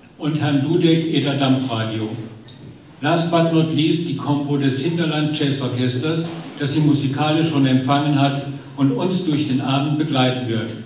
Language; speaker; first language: German; native; German